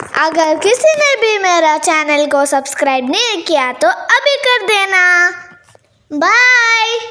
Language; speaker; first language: Hindi; non-native, local second language; Tulu